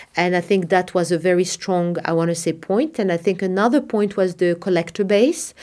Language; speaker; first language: English; non-native, fluent; Arabic